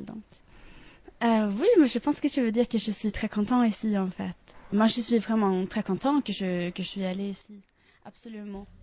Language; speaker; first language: French; non-native, fluent; Swedish